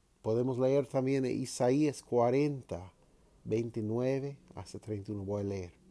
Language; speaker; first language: Spanish; non-native, fluent; English